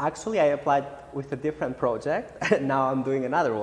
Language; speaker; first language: English; non-native, fluent; Albanian